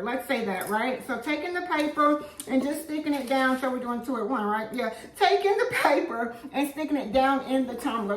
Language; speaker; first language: English; native; English